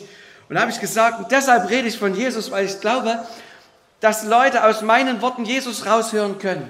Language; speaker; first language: German; native; German